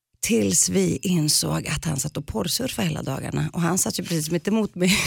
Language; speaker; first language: Swedish; early bilingual, other home language; Greek